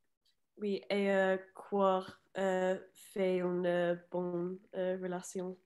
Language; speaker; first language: French; non-native, learner; English